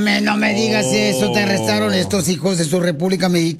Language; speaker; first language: Spanish; native; Spanish